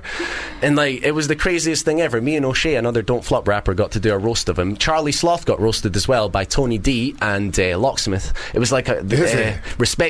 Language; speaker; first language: English; native; English